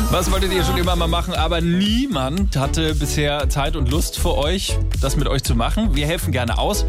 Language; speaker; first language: German; native; German